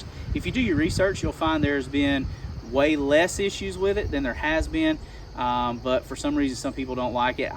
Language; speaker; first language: English; native; English